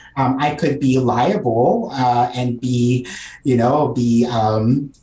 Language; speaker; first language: English; non-native, local second language; Filipino